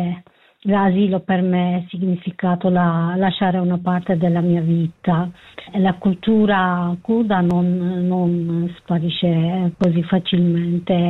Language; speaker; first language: Italian; non-native, learner; Kurdish